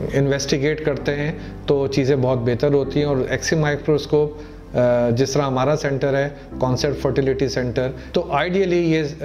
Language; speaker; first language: Urdu; native; Urdu